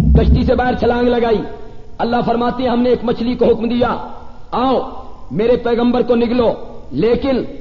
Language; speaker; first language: Urdu; non-native, local second language; Punjabi